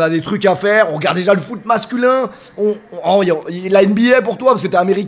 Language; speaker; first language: French; native; French